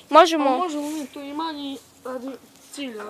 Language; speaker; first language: Bosnian; native; Bosnian